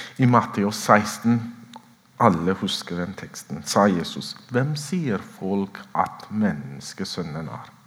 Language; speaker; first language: Norwegian; non-native, fluent; Oromo